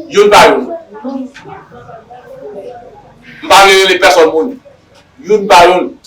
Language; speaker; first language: French; non-native, learner; Haitian Creole